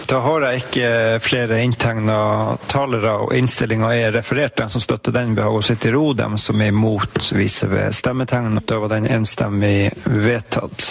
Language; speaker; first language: Norwegian; native; Norwegian